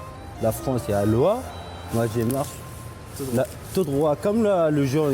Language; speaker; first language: French; non-native, learner; Arabic